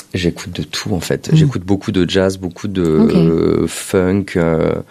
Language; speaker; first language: French; native; French